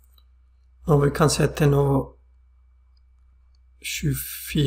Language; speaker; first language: Swedish; non-native, fluent; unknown